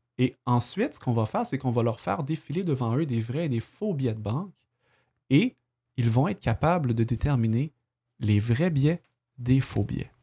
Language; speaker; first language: French; native; French